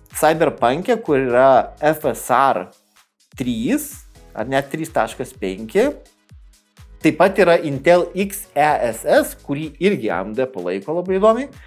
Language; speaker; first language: Lithuanian; native; Lithuanian